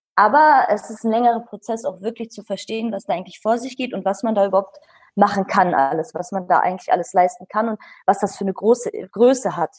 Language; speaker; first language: German; early bilingual, other home language; Kurdish